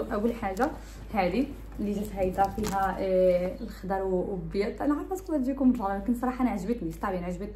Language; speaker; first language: Arabic; early bilingual, heritage; Arabic